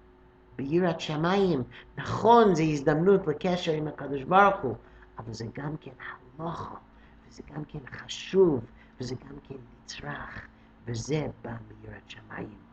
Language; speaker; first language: Hebrew; non-native, fluent; English